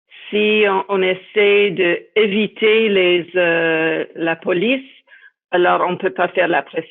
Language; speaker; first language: French; non-native, fluent; English